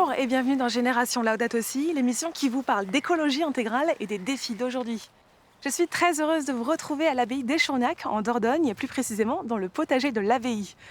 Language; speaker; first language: French; native; French